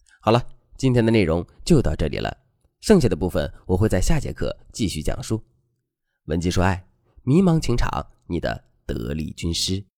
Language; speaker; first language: Chinese; native; Chinese